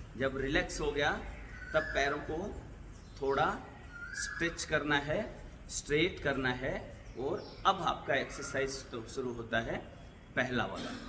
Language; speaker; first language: Hindi; native; Hindi